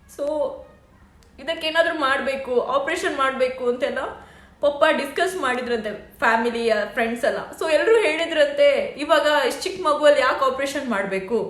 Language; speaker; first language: Kannada; non-native, local second language; Tulu